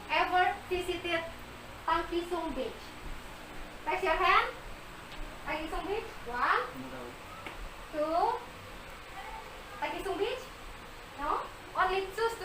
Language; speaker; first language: English; non-native, fluent; Indonesian